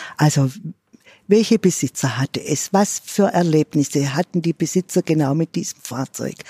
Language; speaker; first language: German; native; German